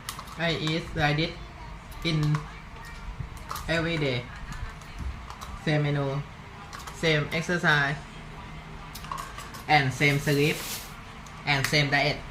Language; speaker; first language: English; non-native, learner; Thai